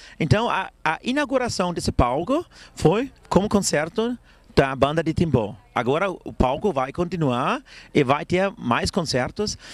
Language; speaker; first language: Portuguese; non-native, fluent; German